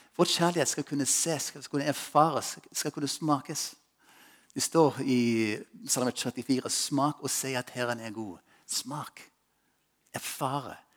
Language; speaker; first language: Norwegian; non-native, fluent; English